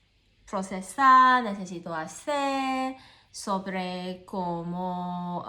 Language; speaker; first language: Spanish; non-native, learner; Cantonese